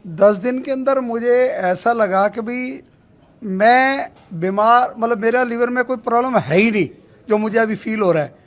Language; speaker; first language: Hindi; native; Hindi